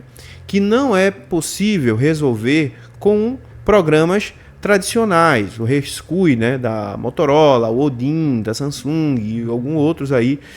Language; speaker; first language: Portuguese; native; Portuguese